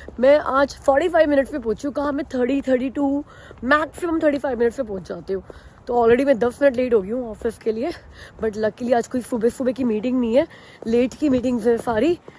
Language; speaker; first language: Hindi; native; Hindi